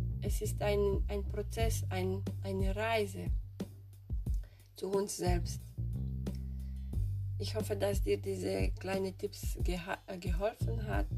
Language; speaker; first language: German; non-native, fluent; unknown